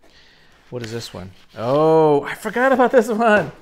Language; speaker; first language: English; native; English